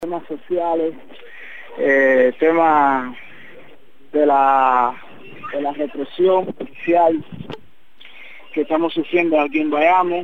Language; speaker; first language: Spanish; native; Spanish